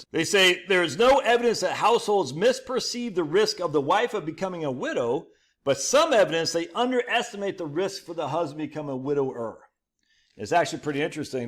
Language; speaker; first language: English; native; English